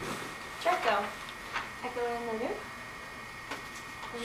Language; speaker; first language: Italian; non-native, learner; English